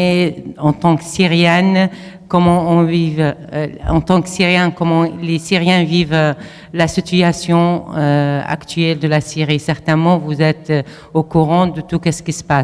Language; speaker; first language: French; non-native, fluent; Arabic